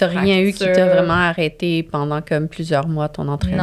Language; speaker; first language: French; native; French